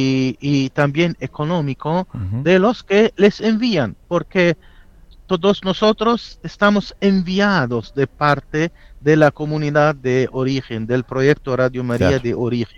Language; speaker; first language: Spanish; non-native, fluent; Italian